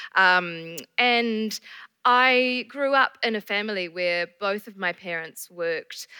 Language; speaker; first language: English; native; English